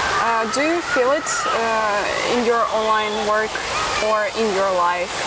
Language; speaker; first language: English; non-native, fluent; Russian